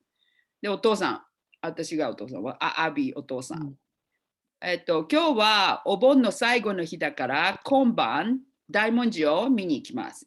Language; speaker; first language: Japanese; non-native, fluent; English